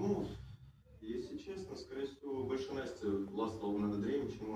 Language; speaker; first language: Russian; native; Russian